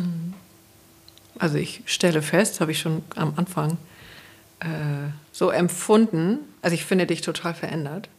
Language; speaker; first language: German; native; German